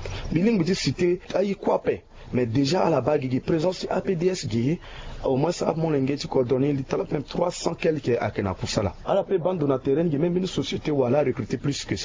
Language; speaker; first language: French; non-native, local second language; Sango